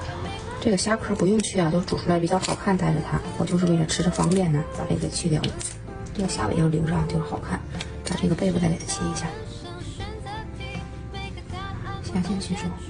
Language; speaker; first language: Chinese; native; Chinese